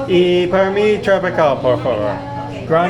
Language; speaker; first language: Spanish; non-native, learner; English